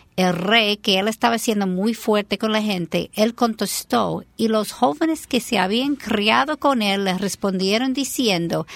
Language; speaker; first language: Spanish; non-native, fluent; English